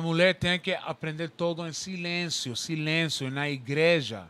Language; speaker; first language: Portuguese; non-native, learner; Spanish